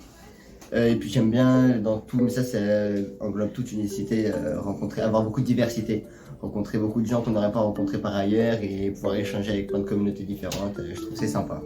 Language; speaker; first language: French; native; French